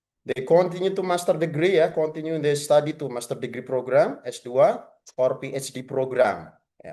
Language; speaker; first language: English; non-native, fluent; Indonesian